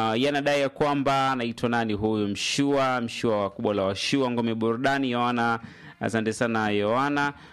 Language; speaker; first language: Swahili; native; Swahili